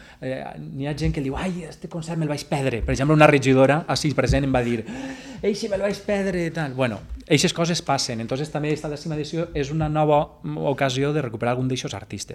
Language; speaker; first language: Catalan; native; Catalan